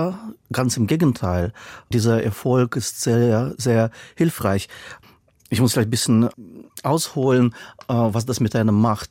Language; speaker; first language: German; non-native, fluent; Russian